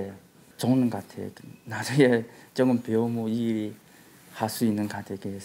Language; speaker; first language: Korean; non-native, learner; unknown